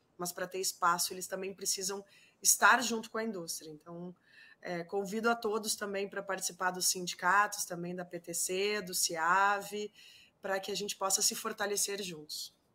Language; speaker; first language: Portuguese; non-native, fluent; Spanish